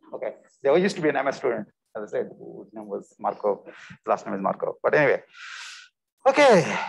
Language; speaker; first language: English; non-native, local second language; Telugu